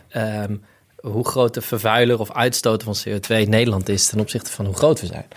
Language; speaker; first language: Dutch; native; Dutch